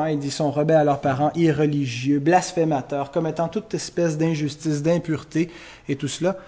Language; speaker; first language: French; native; French